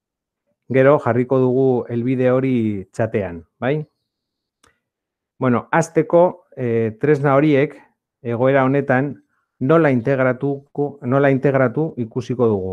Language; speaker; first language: Basque; non-native, local second language; Spanish